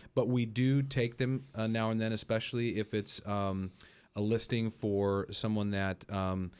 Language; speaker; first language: English; native; English